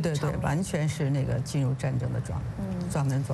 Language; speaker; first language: Chinese; native; Chinese